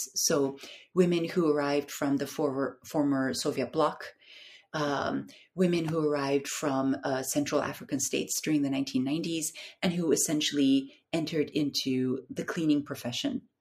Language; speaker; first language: English; non-native, fluent; Turkish